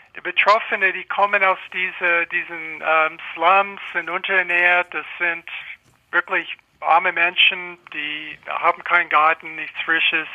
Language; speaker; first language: German; non-native, fluent; English